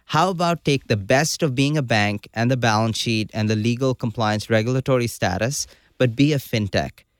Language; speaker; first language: English; non-native, local second language; Urdu